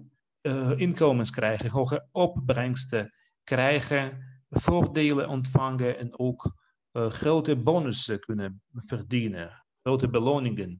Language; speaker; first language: Dutch; non-native, fluent; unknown